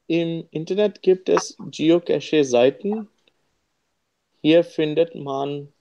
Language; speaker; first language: German; non-native, learner; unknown